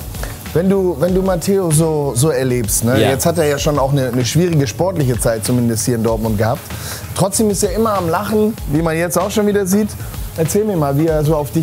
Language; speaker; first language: German; native; German